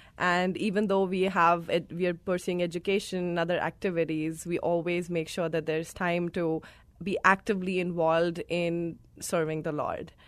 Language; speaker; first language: English; non-native, local second language; Hindi